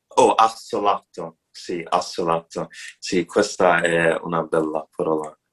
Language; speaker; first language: Italian; non-native, learner; English